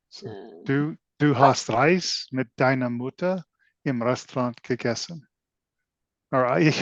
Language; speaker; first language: German; non-native, learner; English